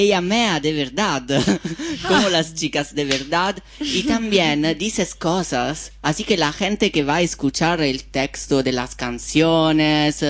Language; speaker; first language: Spanish; non-native, fluent; Italian